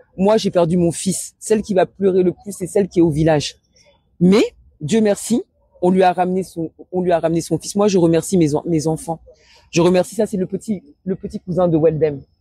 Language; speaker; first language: French; early bilingual, other home language; Wolof